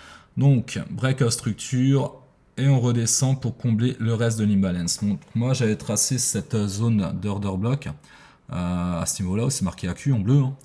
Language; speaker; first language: French; native; French